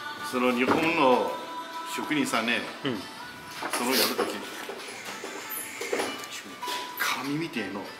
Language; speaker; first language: Japanese; non-native, fluent; Chinese